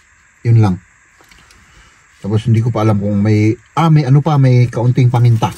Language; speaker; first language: Filipino; non-native, local second language; Iloko